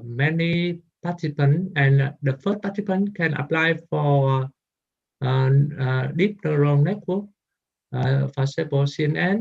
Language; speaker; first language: English; non-native, learner; Vietnamese